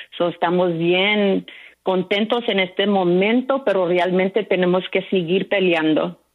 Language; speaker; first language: Spanish; early bilingual, heritage; Spanish